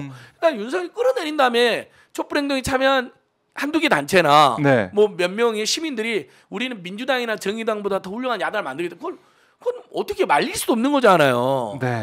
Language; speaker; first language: Korean; native; Korean